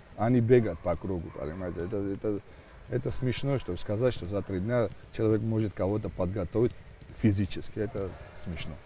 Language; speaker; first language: Russian; non-native, local second language; Georgian